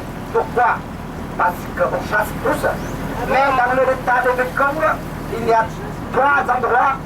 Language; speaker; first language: French; non-native, learner; Vietnamese